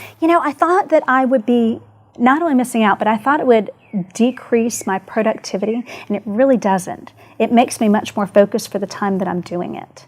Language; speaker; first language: English; native; English